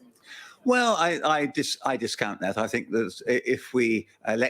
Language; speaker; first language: English; native; English